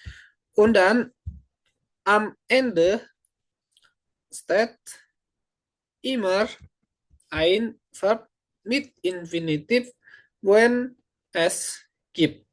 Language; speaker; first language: German; non-native, learner; Indonesian